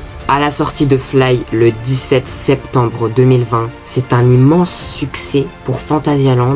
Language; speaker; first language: French; native; French